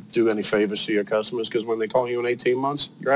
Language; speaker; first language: English; native; English